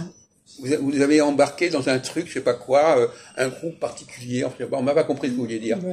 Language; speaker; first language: French; native; French